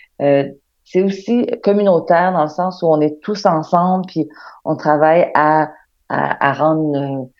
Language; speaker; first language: French; native; French